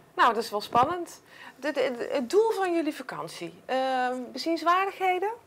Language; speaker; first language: Dutch; native; Dutch